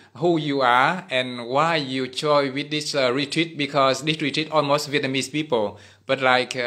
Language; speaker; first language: English; non-native, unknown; Vietnamese